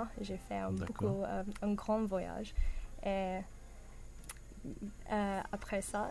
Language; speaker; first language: French; non-native, learner; English